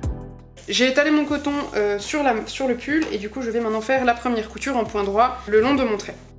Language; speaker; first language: French; native; French